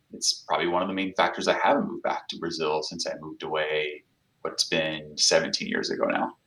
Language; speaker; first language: English; non-native, fluent; Portuguese